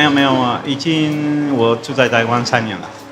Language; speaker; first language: Chinese; non-native, learner; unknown